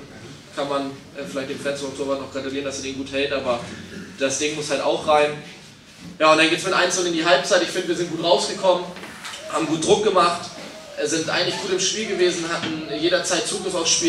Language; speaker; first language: German; native; German